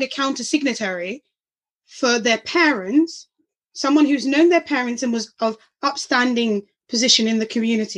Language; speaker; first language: English; native; English